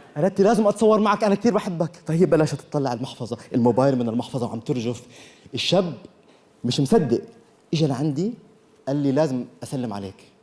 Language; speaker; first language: Arabic; early bilingual, other home language; Korean